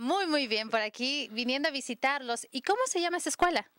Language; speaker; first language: Spanish; native; Spanish